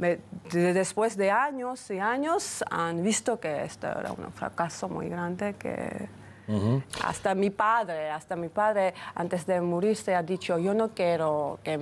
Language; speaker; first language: Spanish; non-native, fluent; Georgian